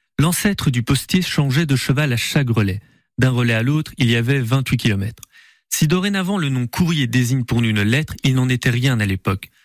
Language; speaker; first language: French; native; French